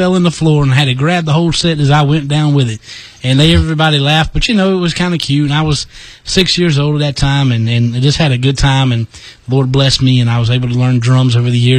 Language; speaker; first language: English; native; English